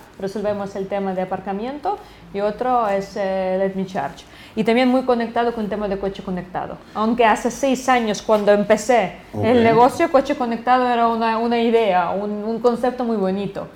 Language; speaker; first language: Spanish; non-native, fluent; Ukrainian